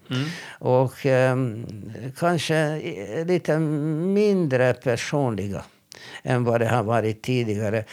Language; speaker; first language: Swedish; non-native, fluent; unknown